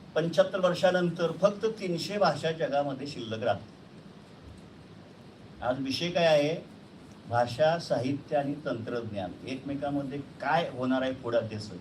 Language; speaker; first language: Marathi; native; Marathi